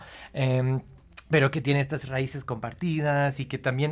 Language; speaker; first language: Spanish; non-native, fluent; English